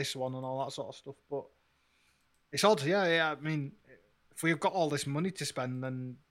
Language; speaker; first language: English; native; English